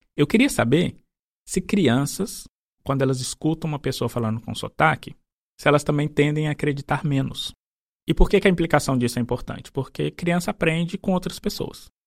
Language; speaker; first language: Portuguese; native; Portuguese